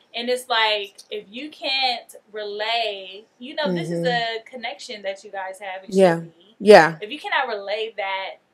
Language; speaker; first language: English; native; English